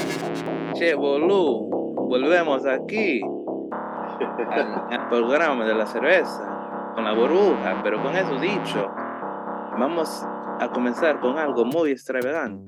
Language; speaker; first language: Spanish; early bilingual, heritage; Spanish